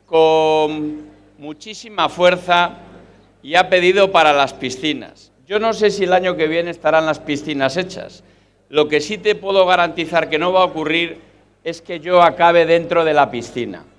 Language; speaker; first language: Spanish; native; Spanish